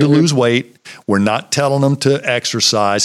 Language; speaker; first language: English; native; English